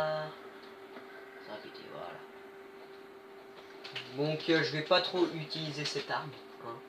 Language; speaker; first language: French; native; French